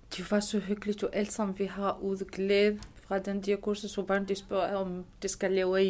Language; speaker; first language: Danish; non-native, local second language; Arabic